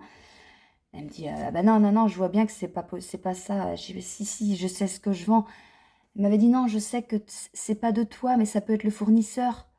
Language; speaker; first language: French; native; French